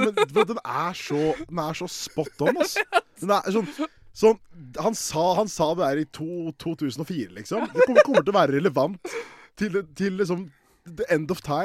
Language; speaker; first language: Norwegian; native; Norwegian